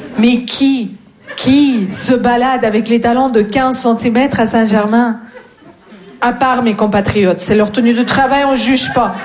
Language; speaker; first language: French; non-native, fluent; Russian